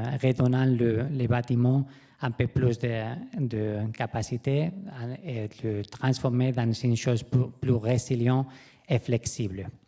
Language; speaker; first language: French; non-native, fluent; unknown